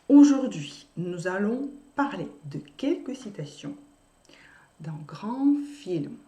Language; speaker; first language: French; non-native, fluent; Russian